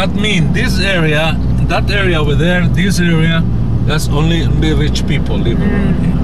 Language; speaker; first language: English; non-native, learner; Spanish